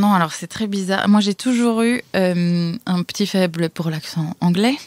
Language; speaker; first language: French; native; French